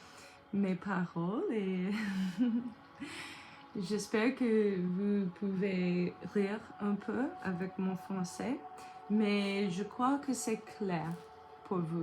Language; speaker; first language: French; non-native, learner; English